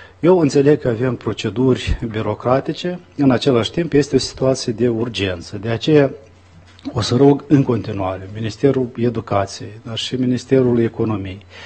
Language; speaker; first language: Romanian; native; Romanian